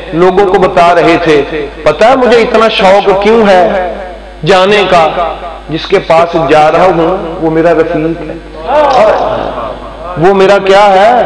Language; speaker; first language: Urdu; non-native, local second language; Punjabi